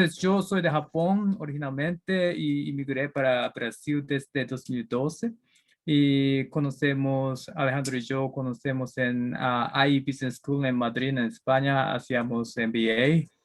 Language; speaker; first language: Spanish; non-native, learner; Japanese